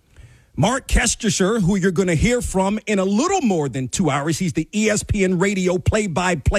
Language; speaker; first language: English; native; English